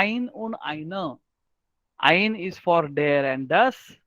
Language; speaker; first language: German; non-native, learner; Marathi